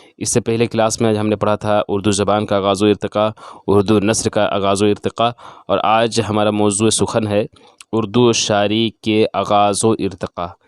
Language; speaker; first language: Urdu; native; Urdu